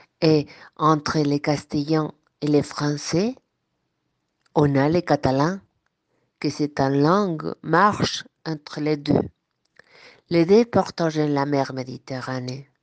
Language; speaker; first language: French; non-native, fluent; Spanish